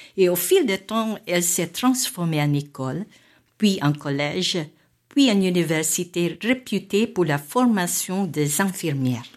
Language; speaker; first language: French; non-native, fluent; Filipino